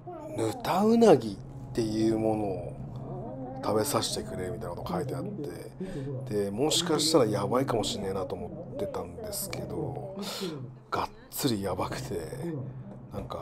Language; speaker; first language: Japanese; native; Japanese